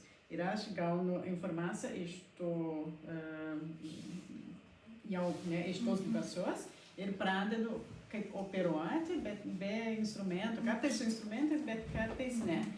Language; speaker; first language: Lithuanian; non-native, learner; Portuguese